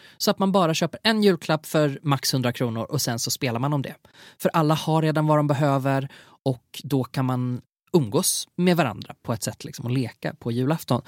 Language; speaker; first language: Swedish; native; Swedish